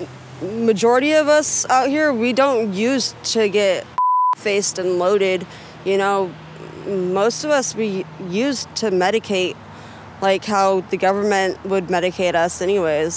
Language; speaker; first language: English; native; English